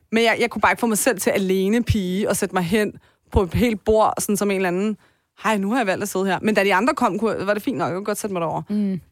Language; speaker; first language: Danish; early bilingual, other home language; Persian